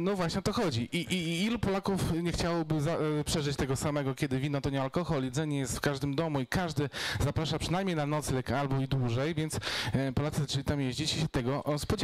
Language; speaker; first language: Polish; native; Polish